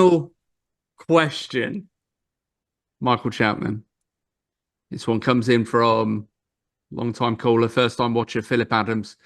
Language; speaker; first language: English; native; English